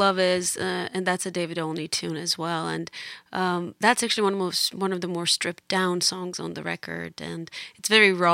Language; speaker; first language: English; non-native, fluent; Georgian